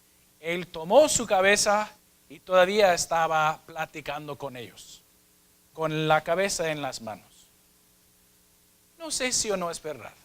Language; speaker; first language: Spanish; non-native, fluent; English